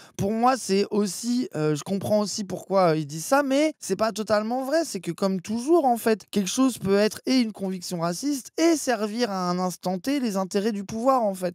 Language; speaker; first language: French; native; French